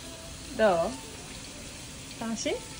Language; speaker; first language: Japanese; native; Japanese